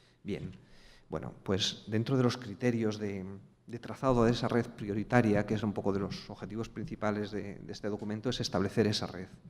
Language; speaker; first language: Spanish; native; Spanish